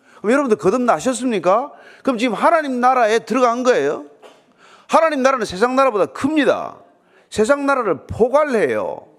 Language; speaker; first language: Korean; native; Korean